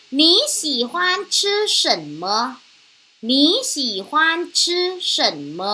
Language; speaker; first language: Chinese; non-native, fluent; Thai